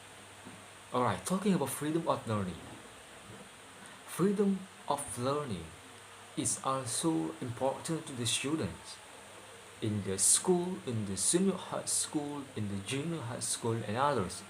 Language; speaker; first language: English; non-native, learner; Indonesian